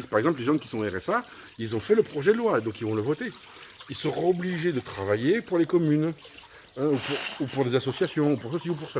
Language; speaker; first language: French; native; French